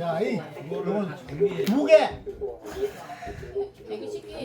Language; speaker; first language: Korean; native; Korean